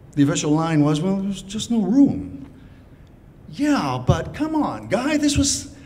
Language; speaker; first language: English; native; English